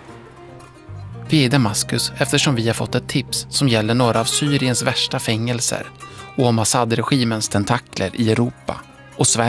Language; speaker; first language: Swedish; native; Swedish